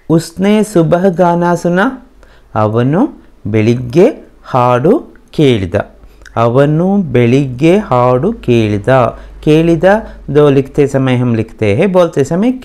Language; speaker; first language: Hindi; non-native, local second language; Kannada